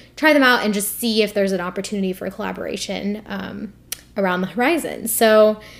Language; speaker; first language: English; early bilingual, other home language; Hindi